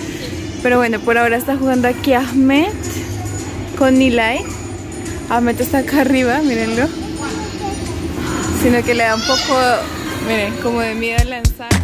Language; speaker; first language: Spanish; native; Spanish